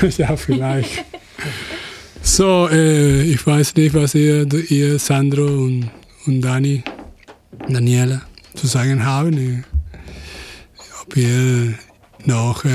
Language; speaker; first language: German; non-native, fluent; Spanish